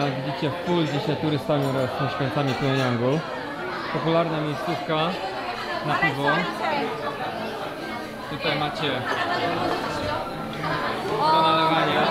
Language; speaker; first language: Polish; native; Polish